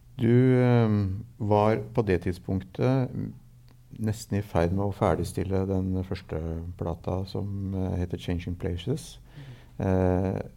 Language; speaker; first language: Norwegian; native; Norwegian